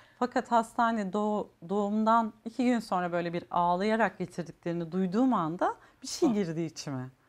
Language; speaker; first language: Turkish; native; Turkish